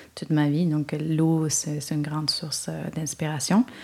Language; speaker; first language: French; non-native, fluent; Spanish